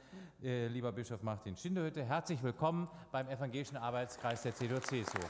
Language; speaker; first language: German; native; German